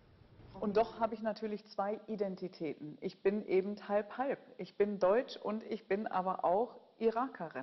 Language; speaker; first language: German; early bilingual, other home language; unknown